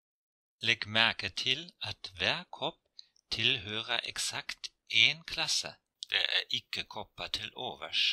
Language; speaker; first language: Norwegian; non-native, fluent; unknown